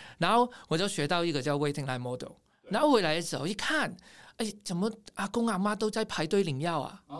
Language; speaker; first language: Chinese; non-native, local second language; Cantonese